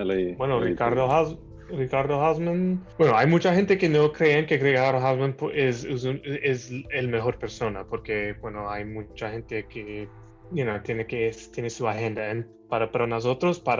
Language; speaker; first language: Spanish; early bilingual, heritage; Spanish